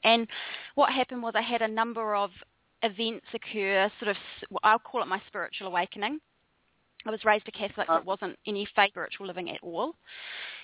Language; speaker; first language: English; native; English